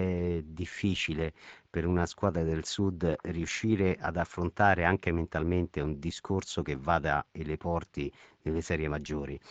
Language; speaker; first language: Italian; native; Italian